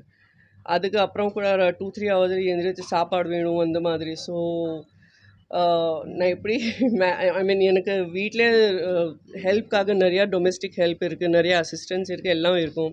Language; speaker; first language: Tamil; non-native, learner; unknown